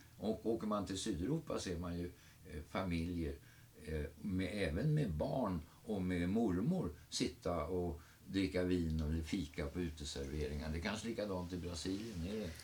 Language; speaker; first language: Swedish; native; Swedish